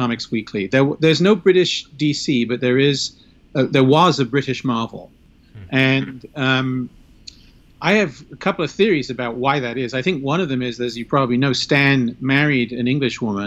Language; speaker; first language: English; native; English